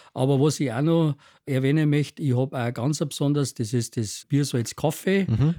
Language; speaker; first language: German; native; German